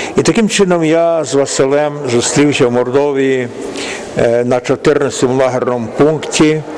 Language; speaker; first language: Ukrainian; native; Ukrainian